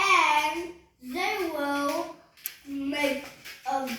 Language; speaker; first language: English; non-native, learner; Vietnamese